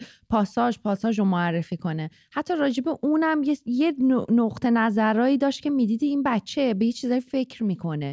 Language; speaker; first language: Persian; native; Persian